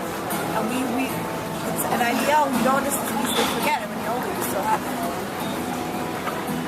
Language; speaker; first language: English; non-native, fluent; Hebrew